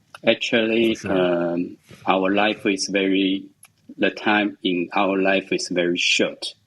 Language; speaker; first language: English; non-native, learner; Chinese